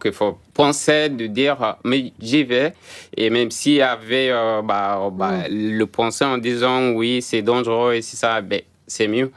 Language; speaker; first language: French; non-native, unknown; Arabic